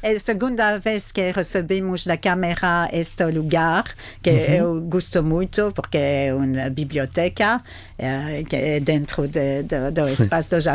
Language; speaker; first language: Portuguese; non-native, fluent; French